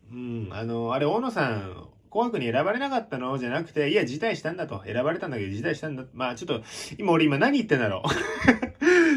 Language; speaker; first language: Japanese; native; Japanese